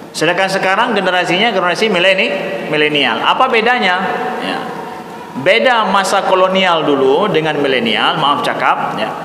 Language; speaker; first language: Malay; non-native, local second language; Achinese